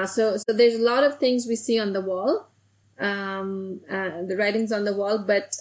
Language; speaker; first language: English; non-native, local second language; Hindi